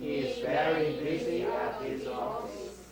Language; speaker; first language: English; non-native, learner; Japanese